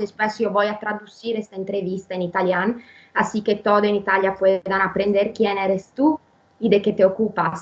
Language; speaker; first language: Spanish; non-native, fluent; Italian